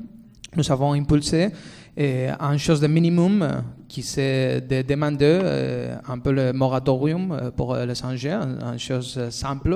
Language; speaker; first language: French; non-native, fluent; Spanish